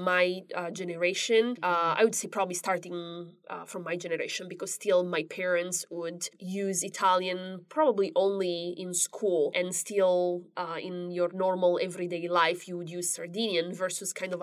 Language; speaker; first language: English; non-native, fluent; Italian